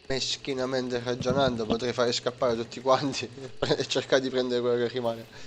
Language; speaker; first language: Italian; native; Italian